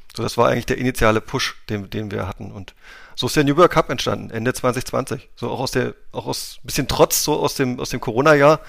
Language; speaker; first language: German; native; German